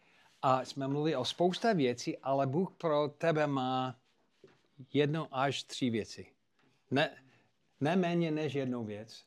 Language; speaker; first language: Czech; non-native, fluent; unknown